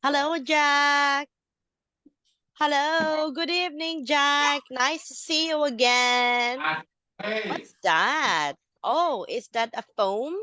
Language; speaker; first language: English; non-native, local second language; Filipino